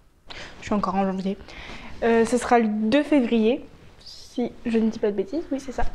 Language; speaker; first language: French; native; French